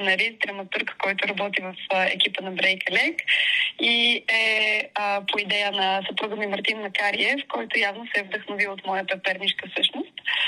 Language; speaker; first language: Bulgarian; native; Bulgarian